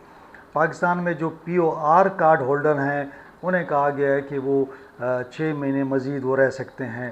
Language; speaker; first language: Urdu; native; Urdu